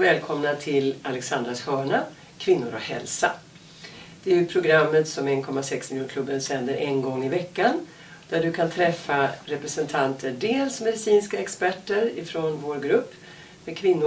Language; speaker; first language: Swedish; native; Swedish